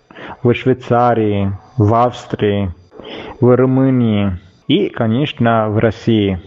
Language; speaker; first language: Russian; non-native, fluent; Italian